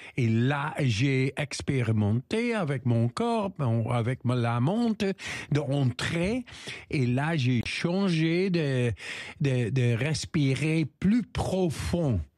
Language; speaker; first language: French; non-native, learner; Dutch